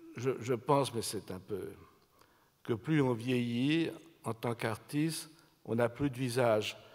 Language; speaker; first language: French; native; French